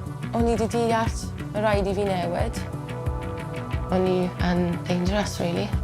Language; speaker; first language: Welsh; non-native, local second language; English